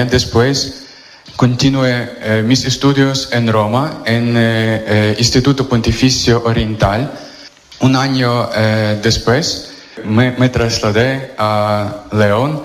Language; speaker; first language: Spanish; non-native, fluent; Ukrainian